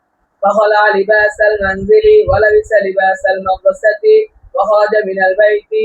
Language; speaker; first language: Arabic; non-native, learner; Bangla